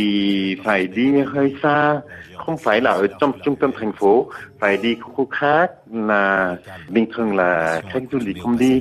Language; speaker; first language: Vietnamese; non-native, fluent; French